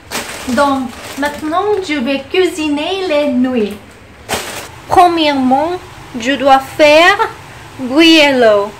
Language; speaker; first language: French; non-native, learner; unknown